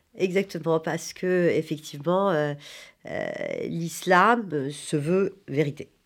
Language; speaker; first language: French; non-native, local second language; Arabic